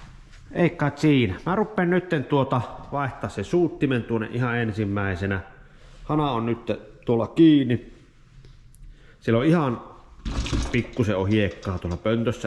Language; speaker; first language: Finnish; native; Finnish